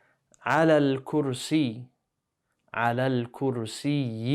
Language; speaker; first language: Arabic; non-native, fluent; English